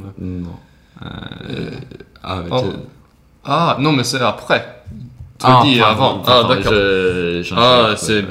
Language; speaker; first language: French; non-native, learner; Swedish